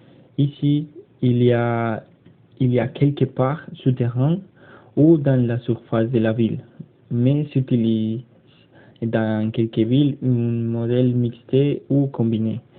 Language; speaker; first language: French; non-native, learner; Spanish